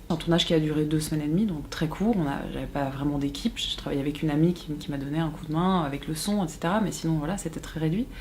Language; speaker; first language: French; native; French